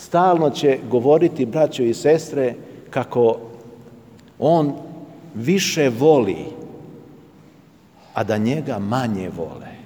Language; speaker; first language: Serbian; native; Serbian